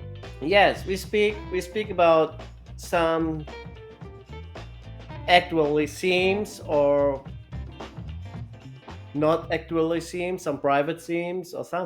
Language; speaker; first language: English; non-native, learner; German